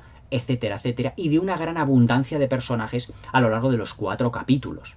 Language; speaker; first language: Spanish; native; Spanish